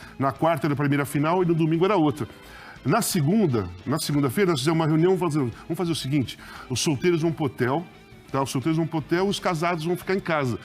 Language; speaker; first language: Portuguese; native; Portuguese